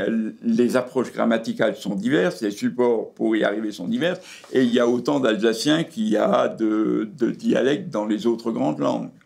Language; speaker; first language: French; native; French